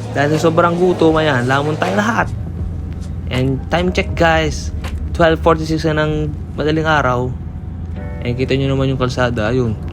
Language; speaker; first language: Filipino; early bilingual, heritage; Filipino